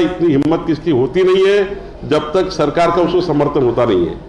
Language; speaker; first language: Hindi; non-native, local second language; Marathi